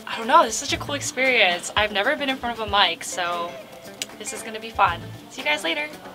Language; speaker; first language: English; early bilingual, other home language; Korean